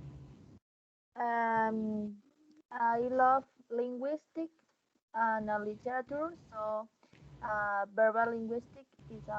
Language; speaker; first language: English; non-native, learner; Spanish